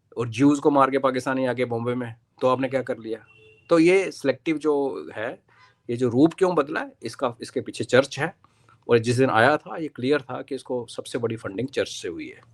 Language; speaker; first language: Hindi; non-native, local second language; Kashmiri